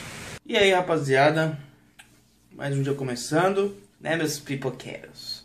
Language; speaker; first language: Portuguese; native; Portuguese